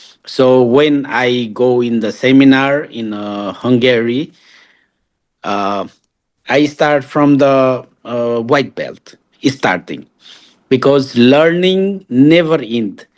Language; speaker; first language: English; non-native, learner; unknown